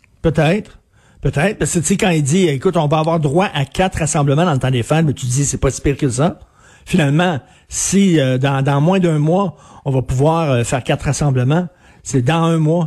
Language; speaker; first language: French; native; French